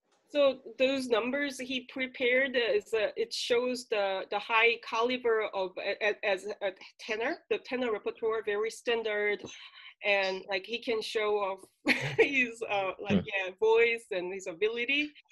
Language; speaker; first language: English; non-native, fluent; Korean